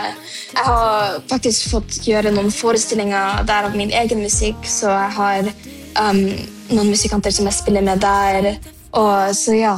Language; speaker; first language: Norwegian; early bilingual, heritage; English